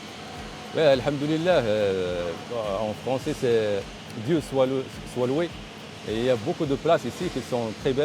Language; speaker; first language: French; non-native, local second language; Arabic